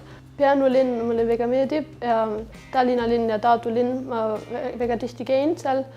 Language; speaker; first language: Estonian; non-native, learner; German